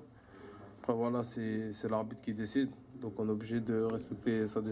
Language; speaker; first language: French; native; French